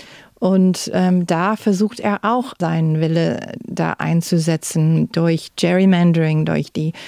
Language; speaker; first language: German; non-native, fluent; English